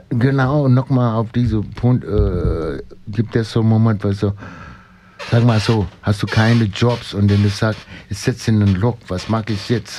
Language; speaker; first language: German; non-native, learner; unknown